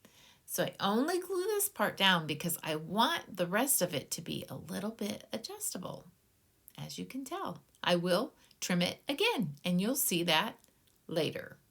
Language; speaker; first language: English; native; English